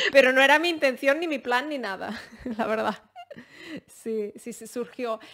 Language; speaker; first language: Spanish; native; Spanish